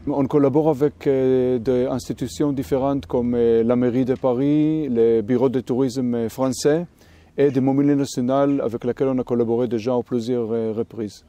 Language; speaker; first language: French; non-native, fluent; Hebrew